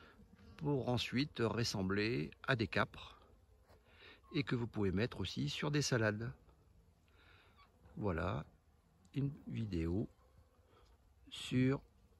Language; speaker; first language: French; native; French